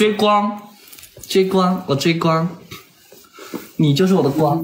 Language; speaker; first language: Chinese; native; Chinese